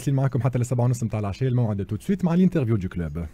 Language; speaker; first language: Arabic; native; Arabic